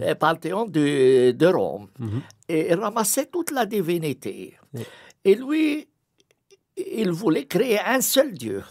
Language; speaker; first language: French; non-native, fluent; Arabic